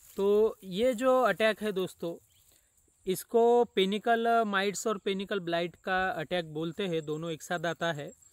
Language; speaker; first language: Hindi; non-native, local second language; Marathi